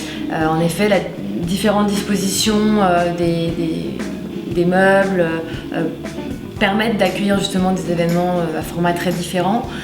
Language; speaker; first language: French; native; French